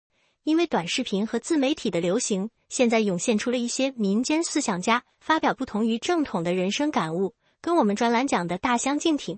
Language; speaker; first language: Chinese; native; Chinese